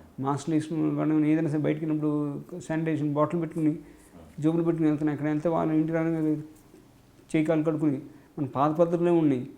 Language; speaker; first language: Telugu; native; Telugu